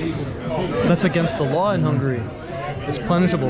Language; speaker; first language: English; native; English